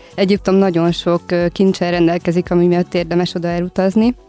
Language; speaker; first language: Hungarian; native; Hungarian